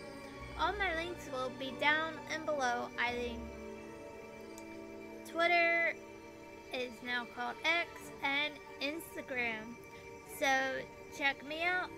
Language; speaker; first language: English; native; English